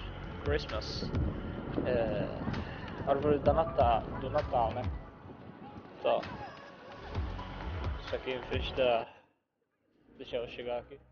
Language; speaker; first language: Portuguese; non-native, fluent; Arabic